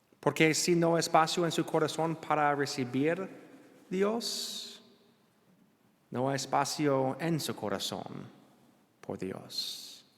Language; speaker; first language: Spanish; non-native, learner; English